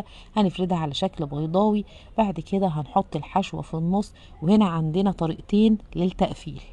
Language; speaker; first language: Arabic; native; Arabic